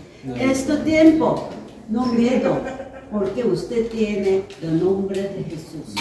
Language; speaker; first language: Spanish; non-native, learner; Korean